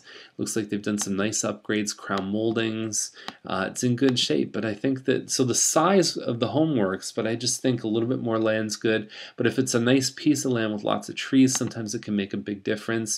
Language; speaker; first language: English; native; English